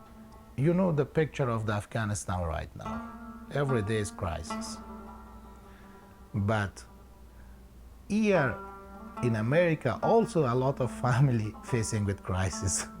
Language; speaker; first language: English; non-native, learner; Persian